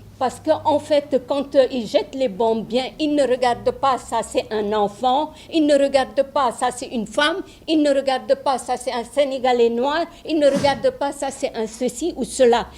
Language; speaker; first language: French; non-native, local second language; Wolof